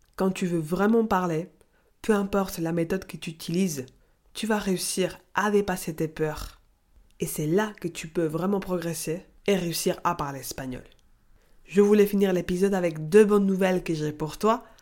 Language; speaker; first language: French; non-native, fluent; Spanish